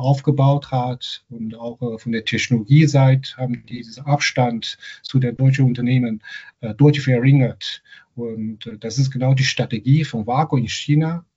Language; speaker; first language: German; non-native, fluent; Chinese